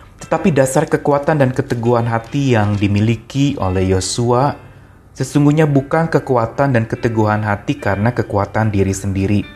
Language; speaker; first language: Indonesian; native; Indonesian